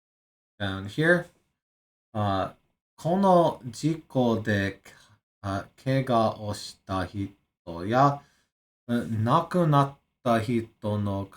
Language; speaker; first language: Japanese; non-native, learner; English